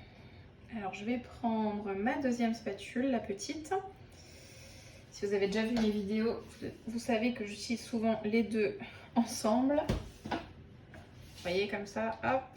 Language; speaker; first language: French; native; French